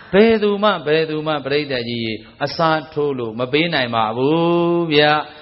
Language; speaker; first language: Burmese; native; Burmese